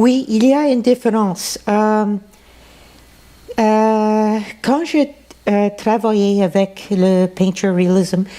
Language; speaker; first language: French; non-native, local second language; English